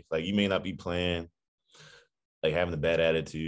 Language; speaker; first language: English; native; English